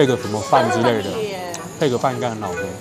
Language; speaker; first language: Chinese; native; Chinese